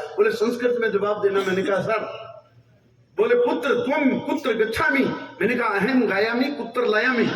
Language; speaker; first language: Hindi; native; Hindi